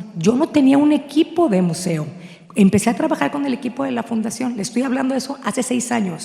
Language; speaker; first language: Spanish; native; Spanish